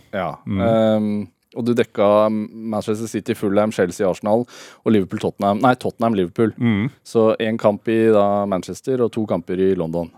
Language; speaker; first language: Norwegian; native; Norwegian